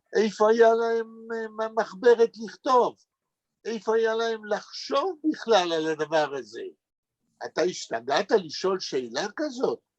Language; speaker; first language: Hebrew; native; Hebrew